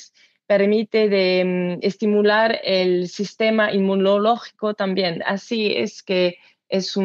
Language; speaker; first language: Spanish; non-native, learner; French